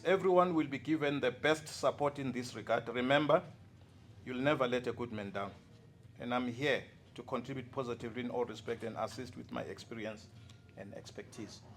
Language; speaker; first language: English; non-native, local second language; Zulu